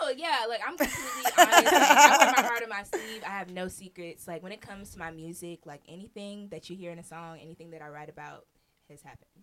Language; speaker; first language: English; native; English